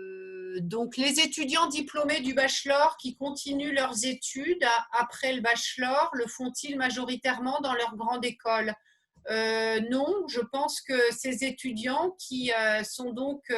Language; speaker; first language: French; native; French